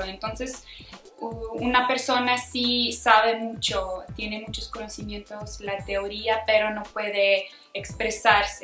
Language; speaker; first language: Spanish; non-native, fluent; Ukrainian